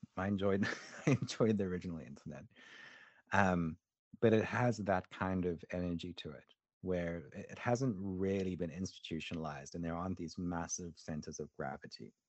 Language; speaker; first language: English; native; English